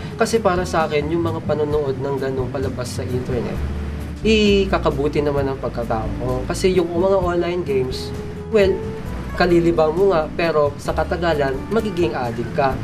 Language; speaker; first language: Filipino; non-native, local second language; Iloko